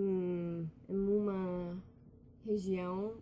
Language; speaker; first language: Portuguese; non-native, learner; English